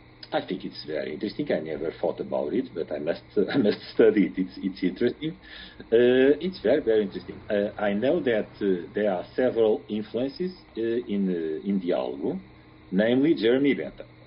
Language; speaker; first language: English; non-native, fluent; Portuguese